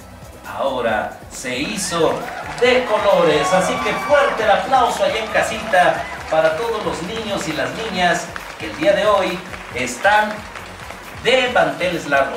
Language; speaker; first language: Spanish; native; Spanish